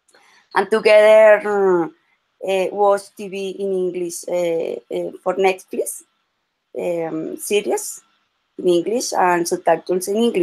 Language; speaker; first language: English; non-native, learner; Spanish